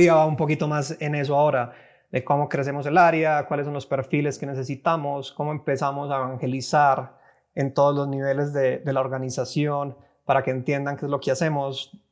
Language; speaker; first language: Spanish; native; Spanish